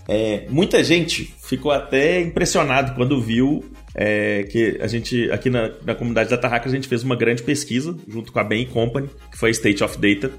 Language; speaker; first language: Portuguese; native; Portuguese